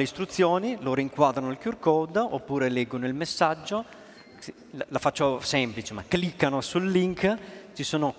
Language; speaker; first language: Italian; native; Italian